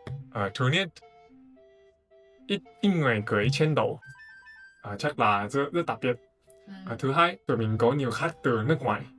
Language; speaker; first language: Vietnamese; non-native, fluent; Chinese